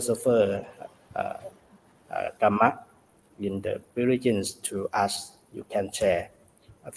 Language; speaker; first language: English; non-native, learner; Thai